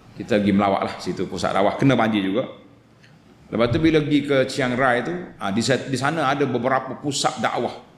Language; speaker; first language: Malay; native; Malay